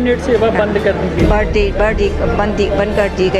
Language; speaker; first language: Hindi; native; Hindi